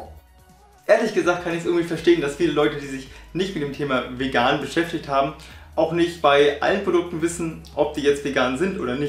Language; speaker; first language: German; native; German